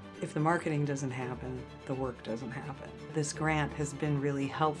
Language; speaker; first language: English; native; English